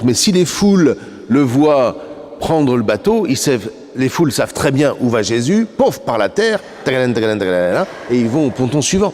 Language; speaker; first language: French; native; French